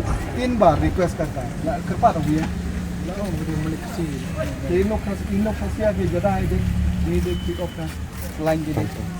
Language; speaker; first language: Hindi; non-native, local second language; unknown